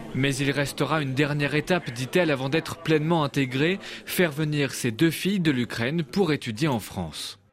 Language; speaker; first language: French; native; French